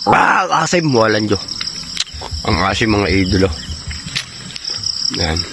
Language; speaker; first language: Filipino; native; Filipino